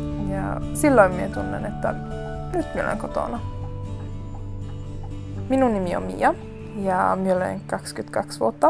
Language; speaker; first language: Finnish; non-native, local second language; Swedish